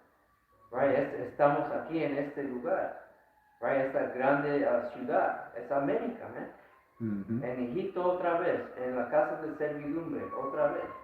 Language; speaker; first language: Spanish; early bilingual, heritage; Spanish